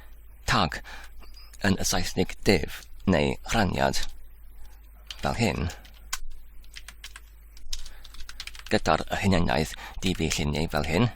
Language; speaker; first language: Welsh; non-native, learner; English